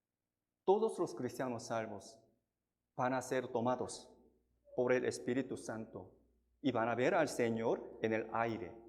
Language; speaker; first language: Spanish; non-native, fluent; Korean